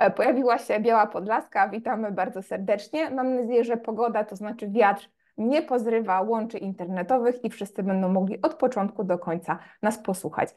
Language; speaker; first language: Polish; native; Polish